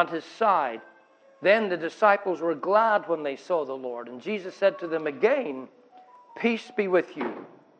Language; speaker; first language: English; native; English